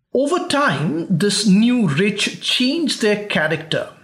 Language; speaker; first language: English; non-native, local second language; Bangla